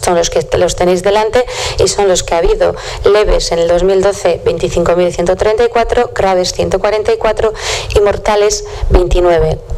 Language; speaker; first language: Spanish; native; Spanish